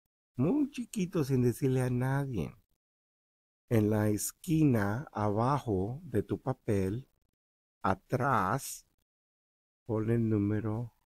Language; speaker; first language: Spanish; early bilingual, heritage; Spanish